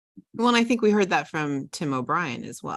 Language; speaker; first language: English; native; English